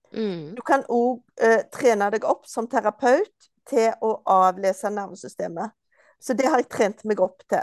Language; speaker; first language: Norwegian; native; Norwegian